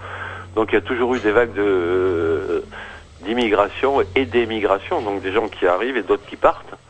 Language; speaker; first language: French; native; French